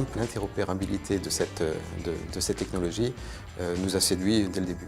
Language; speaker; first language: French; native; French